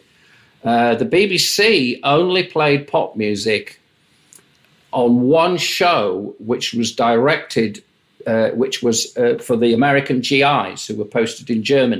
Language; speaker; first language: English; native; English